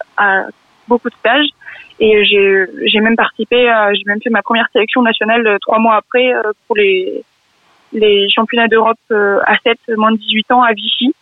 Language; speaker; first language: French; native; French